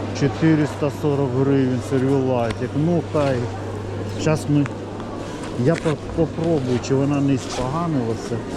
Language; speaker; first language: Ukrainian; native; Ukrainian